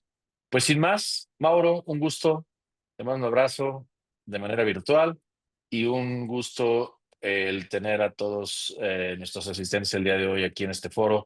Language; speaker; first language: Spanish; native; Spanish